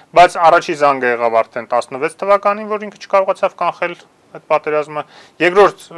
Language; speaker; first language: Armenian; native; Armenian